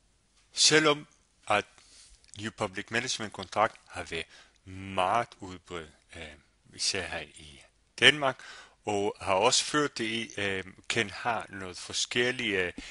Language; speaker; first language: Danish; non-native, fluent; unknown